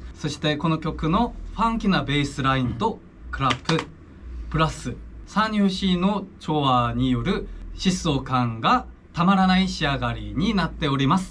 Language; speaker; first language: Japanese; non-native, fluent; Korean